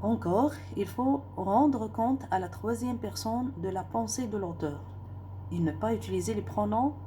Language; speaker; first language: French; non-native, local second language; Arabic